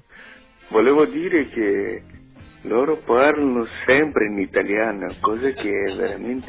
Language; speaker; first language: Italian; non-native, fluent; Portuguese